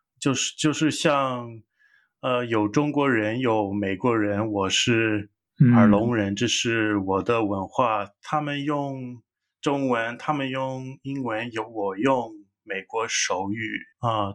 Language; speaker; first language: Chinese; non-native, fluent; English